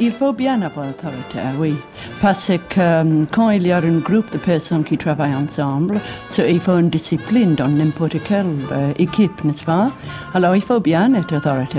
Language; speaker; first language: French; non-native, fluent; English